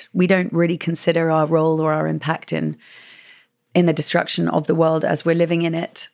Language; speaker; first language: English; native; English